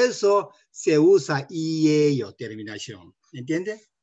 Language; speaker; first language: Spanish; non-native, learner; Korean